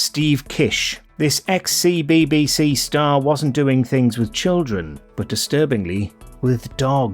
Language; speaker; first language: English; native; English